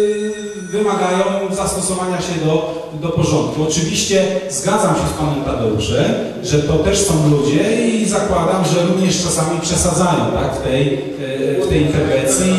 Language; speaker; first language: Polish; native; Polish